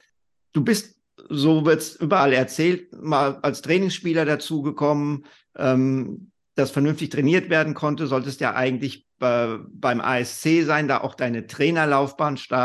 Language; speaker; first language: German; native; German